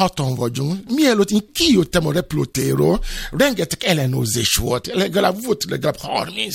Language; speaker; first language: Hungarian; non-native, fluent; Yoruba